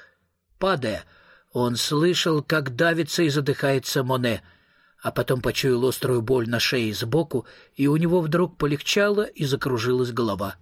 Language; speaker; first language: Russian; native; Russian